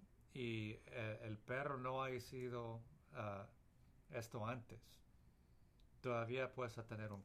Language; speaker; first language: Spanish; early bilingual, heritage; Spanish